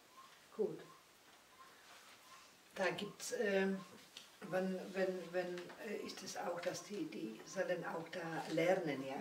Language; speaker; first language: German; non-native, learner; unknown